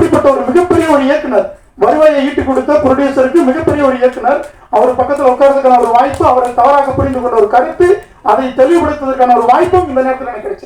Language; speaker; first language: Tamil; native; Tamil